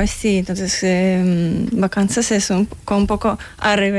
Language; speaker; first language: Spanish; non-native, learner; Ukrainian